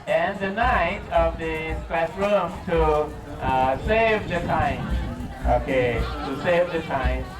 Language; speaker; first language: English; non-native, learner; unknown